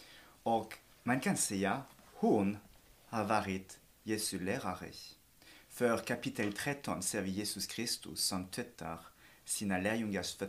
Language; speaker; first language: Swedish; non-native, fluent; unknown